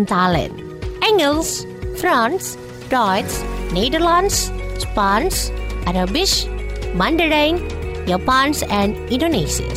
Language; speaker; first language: Dutch; non-native, fluent; Indonesian